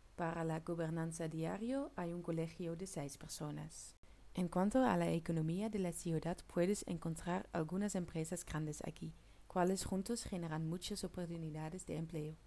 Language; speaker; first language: Spanish; non-native, learner; Dutch